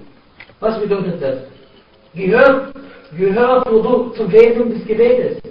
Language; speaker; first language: German; non-native, fluent; Arabic